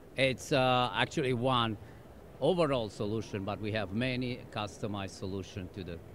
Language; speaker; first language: English; non-native, fluent; German